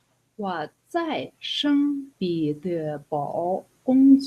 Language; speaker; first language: Chinese; non-native, learner; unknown